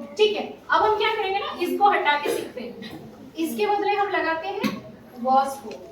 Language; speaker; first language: Hindi; native; Hindi